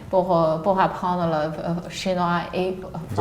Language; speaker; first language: French; non-native, learner; Chinese